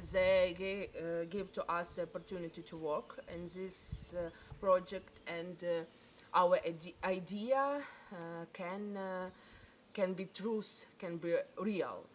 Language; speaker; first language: English; non-native, learner; Ukrainian